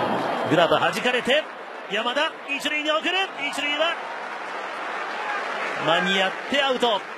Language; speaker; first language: Japanese; native; Japanese